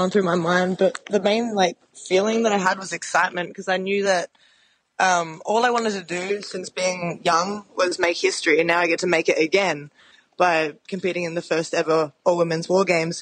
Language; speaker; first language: English; native; English